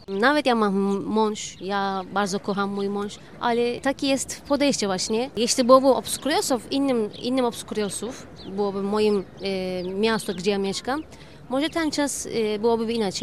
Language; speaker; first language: Polish; non-native, learner; Turkish